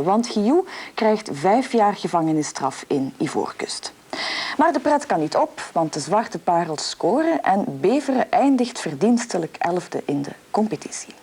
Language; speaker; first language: Dutch; native; Dutch